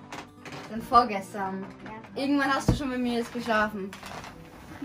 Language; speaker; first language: German; native; German